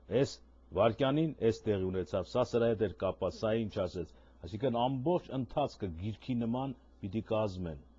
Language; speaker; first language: Armenian; native; Armenian